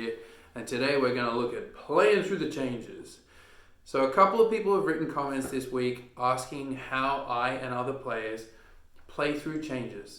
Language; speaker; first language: English; native; English